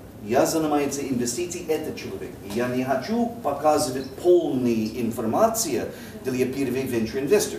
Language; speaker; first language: Russian; non-native, learner; English